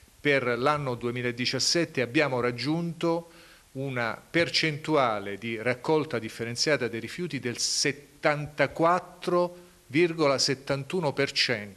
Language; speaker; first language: Italian; native; Italian